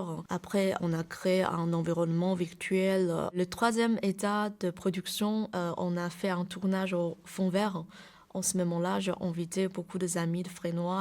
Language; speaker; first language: French; non-native, fluent; Chinese